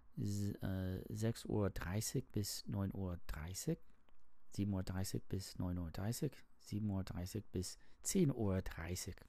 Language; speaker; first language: German; non-native, learner; English